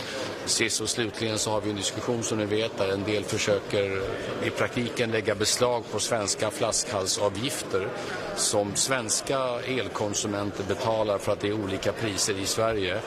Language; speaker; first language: Swedish; native; Swedish